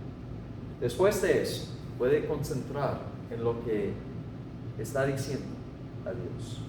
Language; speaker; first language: Spanish; non-native, fluent; English